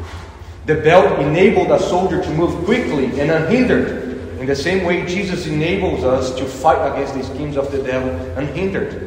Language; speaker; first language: English; non-native, fluent; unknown